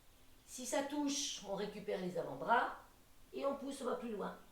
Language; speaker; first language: French; native; French